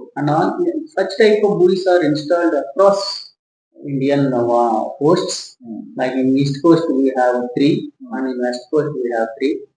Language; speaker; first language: English; non-native, local second language; Telugu